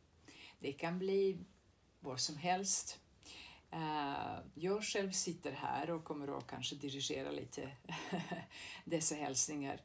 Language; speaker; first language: Swedish; non-native, fluent; Serbian